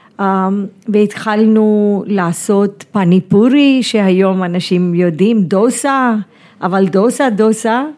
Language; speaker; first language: Hebrew; non-native, fluent; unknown